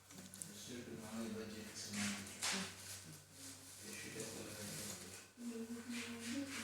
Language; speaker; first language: French; native; French